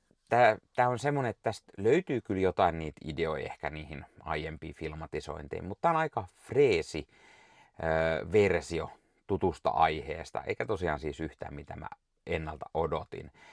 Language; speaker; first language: Finnish; native; Finnish